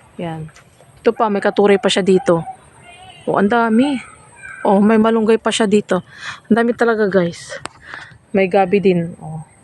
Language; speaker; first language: Filipino; non-native, local second language; Pangasinan